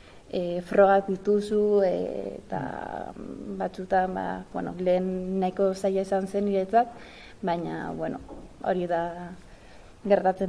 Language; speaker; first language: Basque; non-native, local second language; Spanish